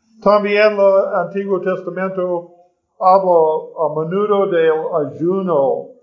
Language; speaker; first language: Spanish; non-native, learner; English